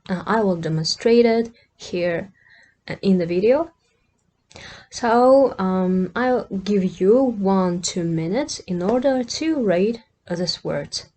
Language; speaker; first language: English; non-native, fluent; Kazakh